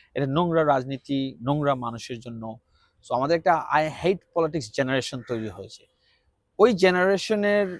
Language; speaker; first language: Bangla; native; Bangla